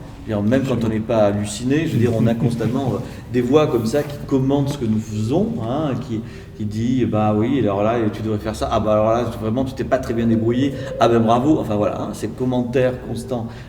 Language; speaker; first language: French; native; French